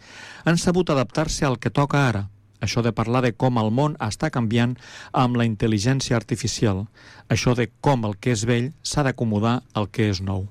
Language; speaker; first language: Catalan; native; Catalan